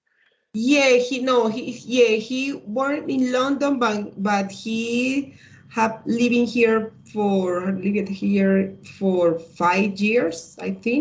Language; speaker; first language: English; non-native, learner; Spanish